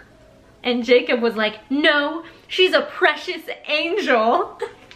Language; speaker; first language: English; native; English